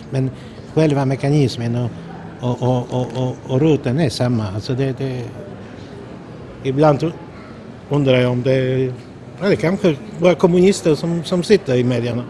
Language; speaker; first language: Swedish; non-native, fluent; Polish